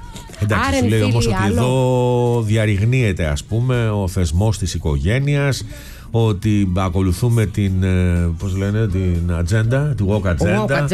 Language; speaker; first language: Greek; native; Greek